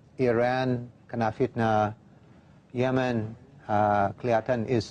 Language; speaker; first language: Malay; non-native, fluent; English